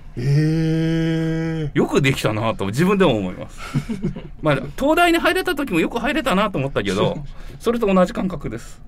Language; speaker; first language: Japanese; native; Japanese